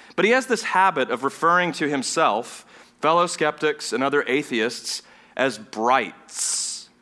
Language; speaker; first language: English; non-native, fluent; German